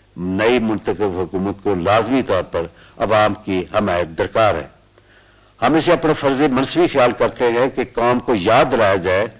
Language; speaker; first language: Urdu; non-native, local second language; Punjabi